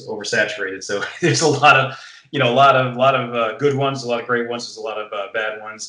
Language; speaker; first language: English; native; English